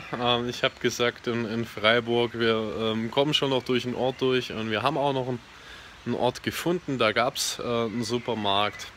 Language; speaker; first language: German; native; German